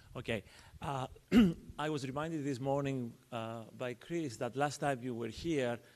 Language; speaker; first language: English; non-native, fluent; Albanian